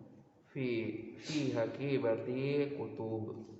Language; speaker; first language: Arabic; non-native, learner; Indonesian